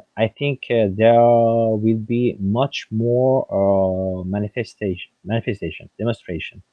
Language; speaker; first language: English; non-native, fluent; French